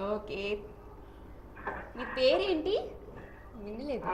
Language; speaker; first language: Telugu; non-native, learner; Tamil